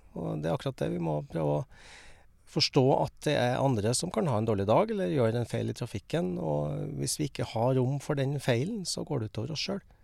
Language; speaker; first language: Norwegian; native; Norwegian